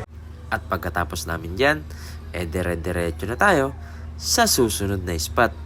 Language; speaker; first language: Filipino; native; Filipino